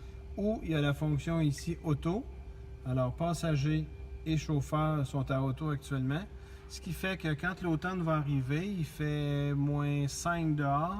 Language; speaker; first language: French; native; French